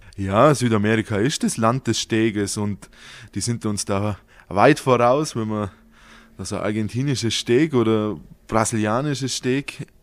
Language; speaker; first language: German; native; German